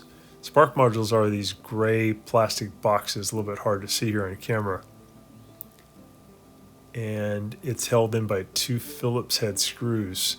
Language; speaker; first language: English; native; English